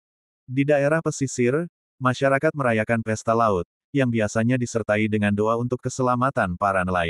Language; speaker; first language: Indonesian; native; Indonesian